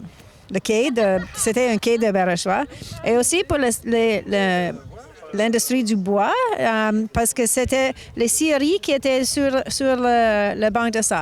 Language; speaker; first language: French; non-native, local second language; English